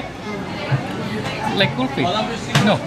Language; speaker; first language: English; non-native, learner; Indonesian